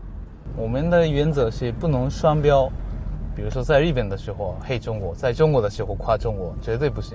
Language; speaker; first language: Chinese; non-native, fluent; Japanese